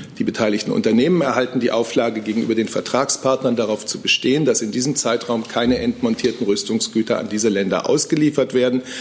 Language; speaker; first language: German; native; German